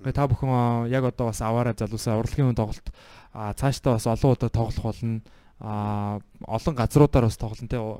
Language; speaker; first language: Mongolian; native; Mongolian